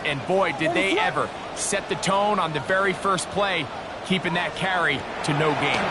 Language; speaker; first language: English; native; English